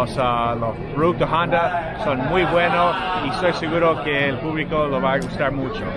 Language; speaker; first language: Spanish; non-native, fluent; English